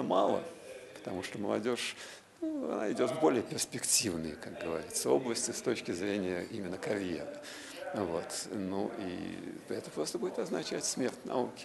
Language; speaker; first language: Russian; native; Russian